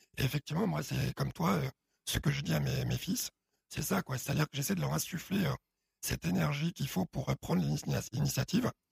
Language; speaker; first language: French; early bilingual, other home language; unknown